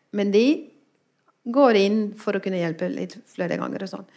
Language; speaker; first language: Norwegian; non-native, fluent; Spanish